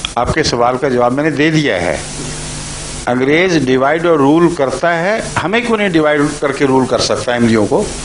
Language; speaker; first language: Urdu; native; Urdu